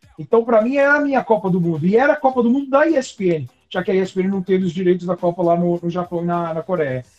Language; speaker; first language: Portuguese; native; Portuguese